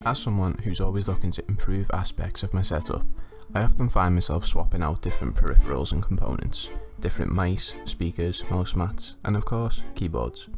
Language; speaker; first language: English; native; English